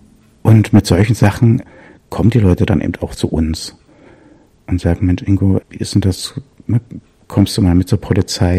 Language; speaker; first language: German; native; German